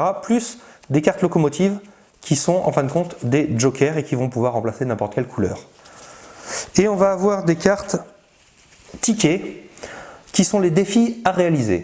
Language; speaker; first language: French; native; French